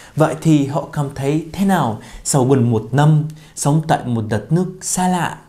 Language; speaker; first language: Vietnamese; non-native, fluent; Arabic